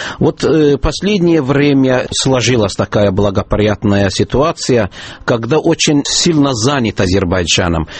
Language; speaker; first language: Russian; non-native, local second language; Azerbaijani